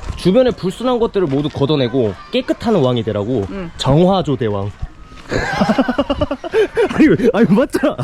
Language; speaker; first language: Korean; native; Korean